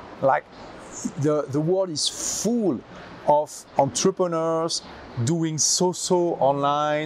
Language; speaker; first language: English; non-native, fluent; French